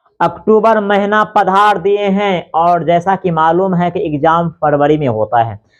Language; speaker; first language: Hindi; native; Hindi